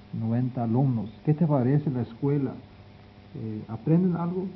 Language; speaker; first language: Spanish; non-native, fluent; Norwegian